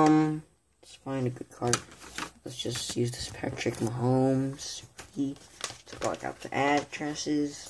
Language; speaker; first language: English; native; English